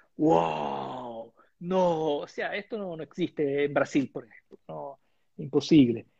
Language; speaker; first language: Spanish; non-native, fluent; Portuguese